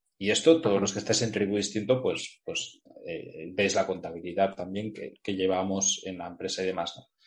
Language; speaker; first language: Spanish; native; Spanish